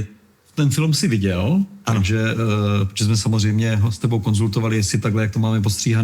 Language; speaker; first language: Czech; native; Czech